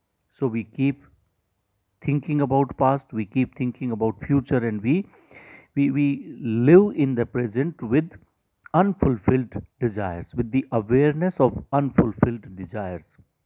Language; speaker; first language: English; non-native, local second language; Hindi